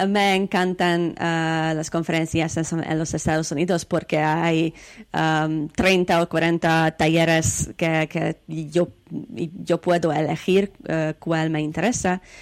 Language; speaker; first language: Spanish; non-native, learner; Hungarian